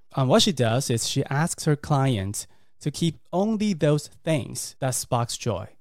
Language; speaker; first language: English; non-native, fluent; Chinese